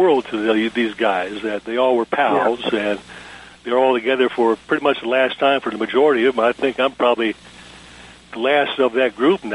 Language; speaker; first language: English; native; English